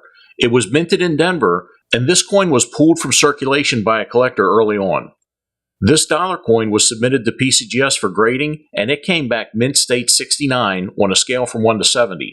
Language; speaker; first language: English; native; English